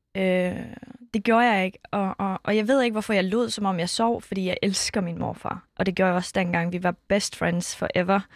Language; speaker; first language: Danish; early bilingual, other home language; Kurdish